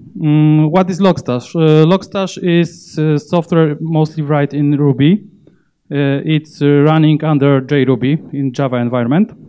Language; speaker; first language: English; non-native, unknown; Polish